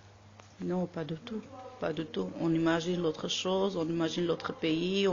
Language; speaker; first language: French; non-native, learner; Armenian